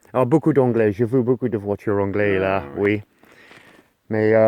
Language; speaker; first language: French; non-native, learner; English